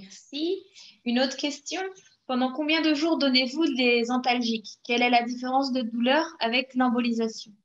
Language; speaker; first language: French; native; French